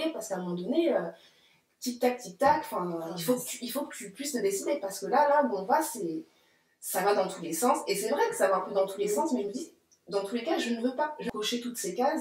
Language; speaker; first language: French; native; French